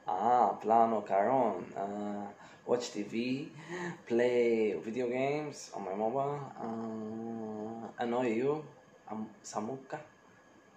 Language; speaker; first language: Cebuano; non-native, learner; Maltese